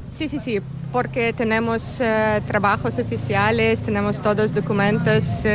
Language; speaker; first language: Spanish; non-native, learner; Ukrainian